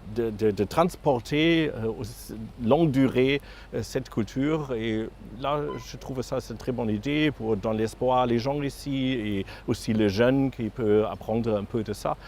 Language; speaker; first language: French; non-native, fluent; German